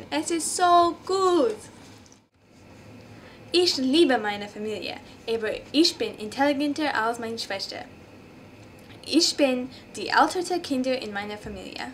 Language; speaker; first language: German; non-native, learner; English